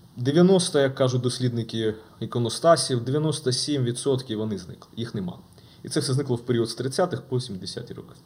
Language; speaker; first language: Ukrainian; native; Ukrainian